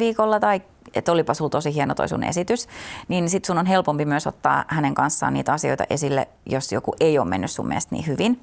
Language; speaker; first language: Finnish; native; Finnish